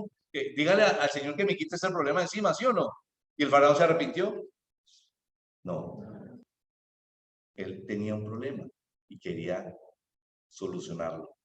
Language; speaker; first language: Spanish; native; Spanish